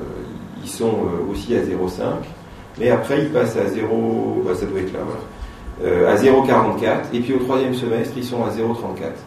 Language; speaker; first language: French; native; French